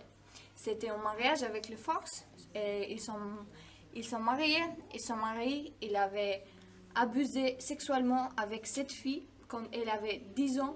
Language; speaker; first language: French; non-native, learner; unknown